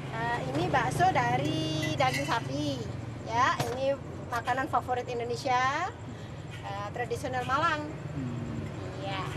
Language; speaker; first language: Indonesian; non-native, local second language; Sasak